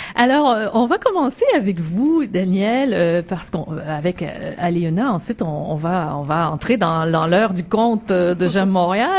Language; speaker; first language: French; native; French